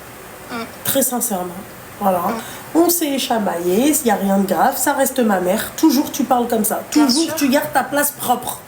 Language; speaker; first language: French; native; French